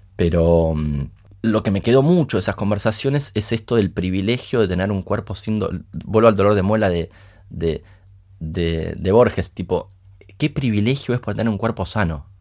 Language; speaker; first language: Spanish; early bilingual, other home language; Portuguese